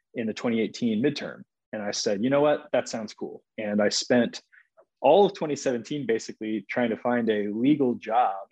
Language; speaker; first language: English; native; English